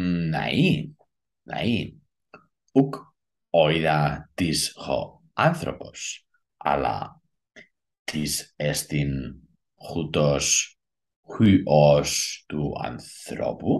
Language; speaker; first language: Greek; non-native, learner; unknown